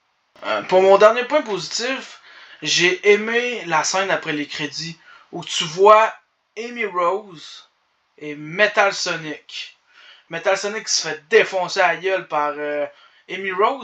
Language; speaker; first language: French; native; French